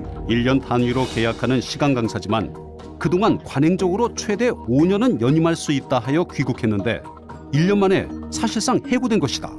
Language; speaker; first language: Korean; native; Korean